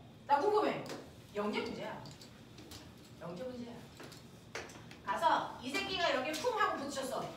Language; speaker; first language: Korean; native; Korean